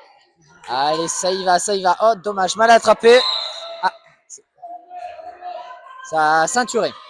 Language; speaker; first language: French; native; French